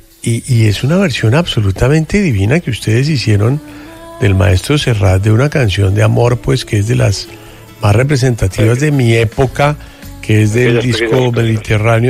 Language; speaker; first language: Spanish; native; Spanish